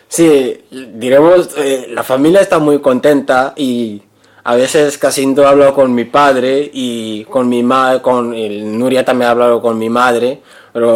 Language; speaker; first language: Spanish; non-native, learner; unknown